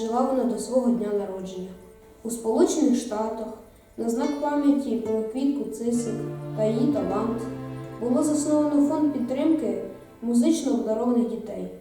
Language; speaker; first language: Ukrainian; native; Ukrainian